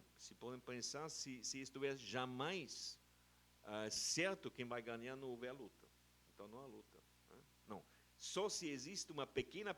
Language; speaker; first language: Portuguese; non-native, fluent; German